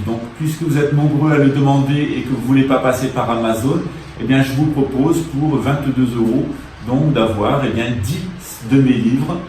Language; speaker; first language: French; native; French